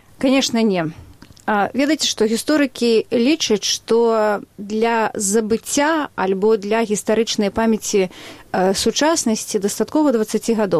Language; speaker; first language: Belarusian; native; Belarusian